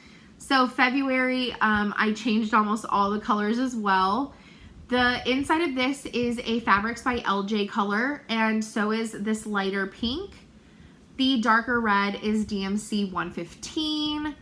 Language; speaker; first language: English; native; English